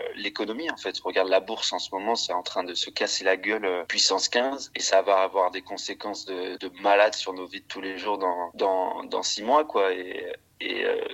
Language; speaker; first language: French; native; French